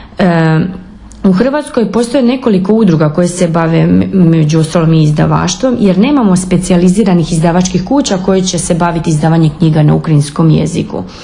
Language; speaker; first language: Croatian; non-native, local second language; Ukrainian